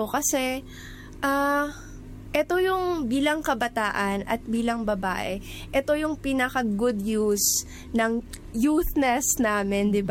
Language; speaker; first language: Filipino; non-native, local second language; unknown